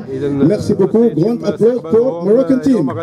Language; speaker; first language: French; non-native, local second language; Arabic